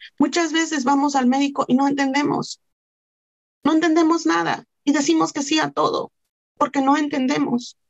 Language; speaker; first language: Spanish; non-native, local second language; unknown